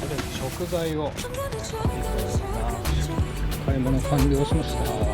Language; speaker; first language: Japanese; native; Japanese